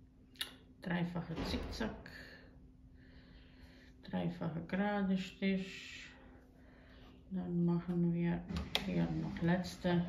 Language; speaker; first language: German; non-native, learner; Croatian